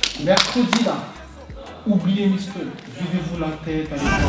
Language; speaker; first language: French; native; French